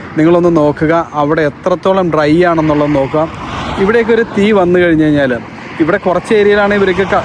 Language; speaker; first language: Malayalam; native; Malayalam